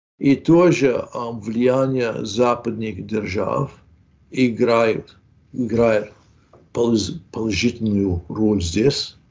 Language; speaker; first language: Russian; non-native, fluent; English